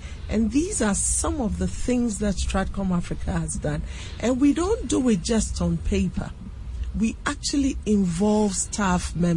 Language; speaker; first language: English; non-native, local second language; Akan